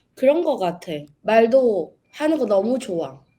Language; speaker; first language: Korean; early bilingual, heritage; Portuguese